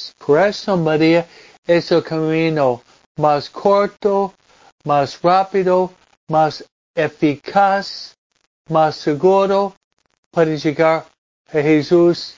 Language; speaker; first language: Spanish; non-native, fluent; English